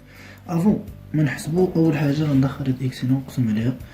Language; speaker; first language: Arabic; native; Arabic